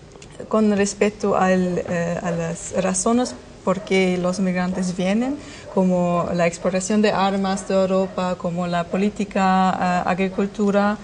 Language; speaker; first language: Spanish; non-native, fluent; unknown